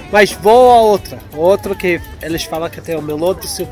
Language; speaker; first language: Portuguese; non-native, learner; English